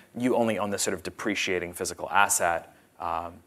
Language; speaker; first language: English; native; English